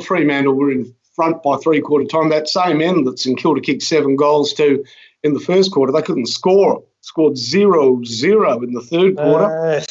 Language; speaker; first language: English; native; English